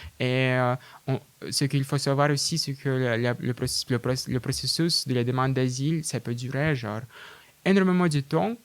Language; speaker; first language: French; non-native, fluent; Russian